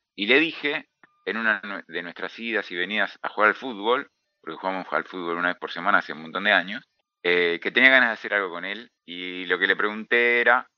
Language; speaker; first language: Spanish; native; Spanish